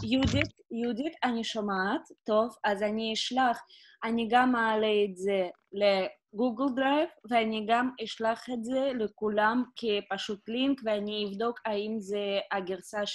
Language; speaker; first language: Hebrew; non-native, fluent; Russian